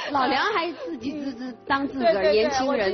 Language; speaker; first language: Chinese; native; Chinese